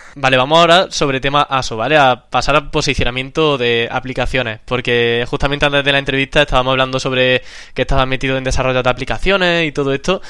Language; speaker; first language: Spanish; native; Spanish